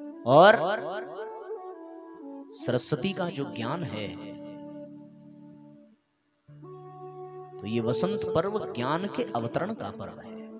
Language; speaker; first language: Hindi; native; Hindi